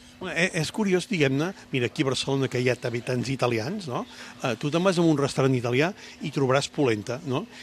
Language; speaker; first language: Catalan; native; Catalan